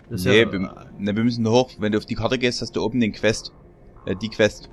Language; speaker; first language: German; native; German